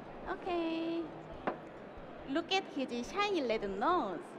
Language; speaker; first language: English; non-native, learner; Korean